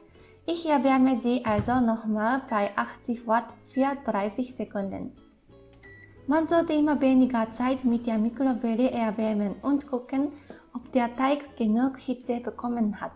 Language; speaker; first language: German; non-native, fluent; Japanese